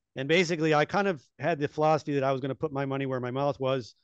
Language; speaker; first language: English; native; English